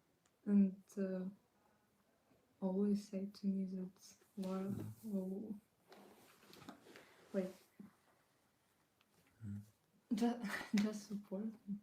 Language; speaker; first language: English; non-native, learner; Ukrainian